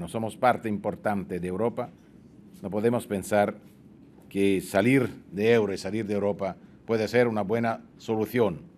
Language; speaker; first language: Spanish; non-native, fluent; Italian